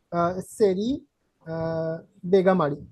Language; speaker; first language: Kannada; non-native, learner; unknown